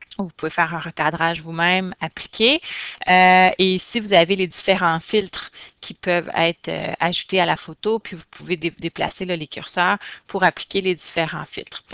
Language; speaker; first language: French; native; French